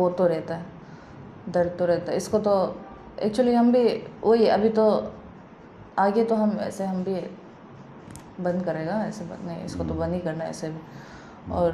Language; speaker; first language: Hindi; non-native, local second language; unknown